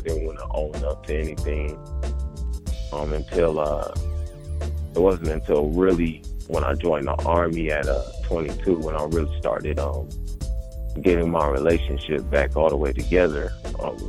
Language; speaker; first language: English; native; English